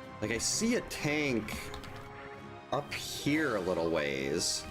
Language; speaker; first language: English; native; English